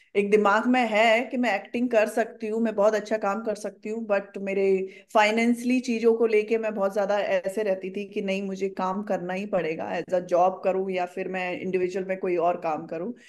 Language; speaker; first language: Hindi; native; Hindi